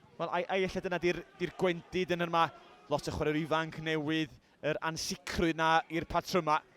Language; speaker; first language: Welsh; native; Welsh